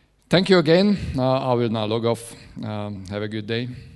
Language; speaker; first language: English; non-native, fluent; Hungarian